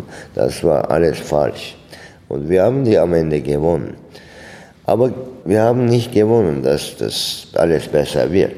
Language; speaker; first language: German; non-native, fluent; Turkish